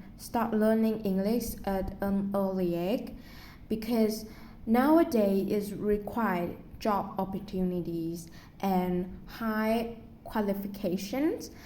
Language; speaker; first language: English; non-native, learner; Vietnamese